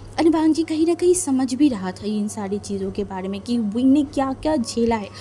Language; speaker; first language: Hindi; non-native, fluent; Bangla